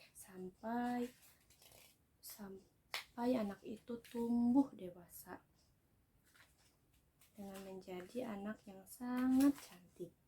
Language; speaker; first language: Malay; non-native, local second language; Sundanese